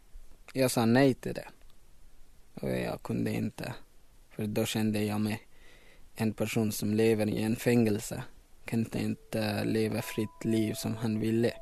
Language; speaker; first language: Swedish; non-native, learner; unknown